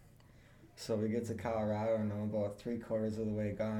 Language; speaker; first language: English; native; English